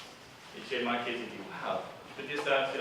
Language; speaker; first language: French; early bilingual, heritage; English